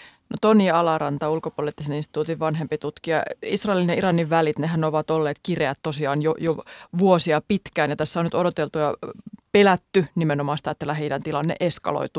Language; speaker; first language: Finnish; native; Finnish